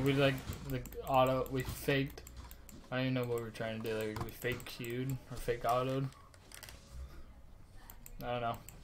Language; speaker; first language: English; native; English